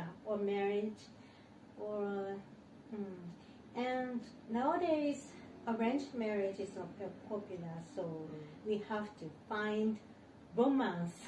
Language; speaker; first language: English; non-native, learner; Japanese